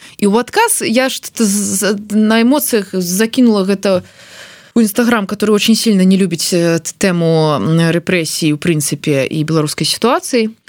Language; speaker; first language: Belarusian; non-native, local second language; Russian